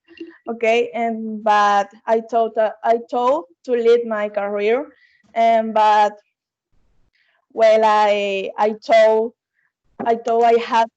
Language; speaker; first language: English; non-native, learner; Spanish